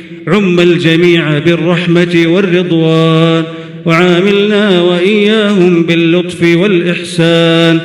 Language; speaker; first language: Arabic; native; Arabic